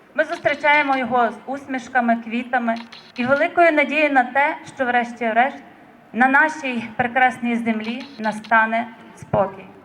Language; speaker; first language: Ukrainian; native; Ukrainian